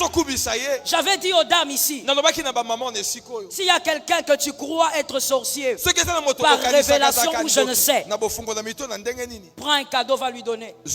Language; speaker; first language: French; non-native, local second language; Lingala